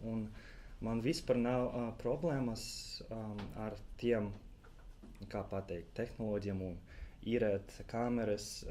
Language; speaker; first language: Latvian; non-native, local second language; Russian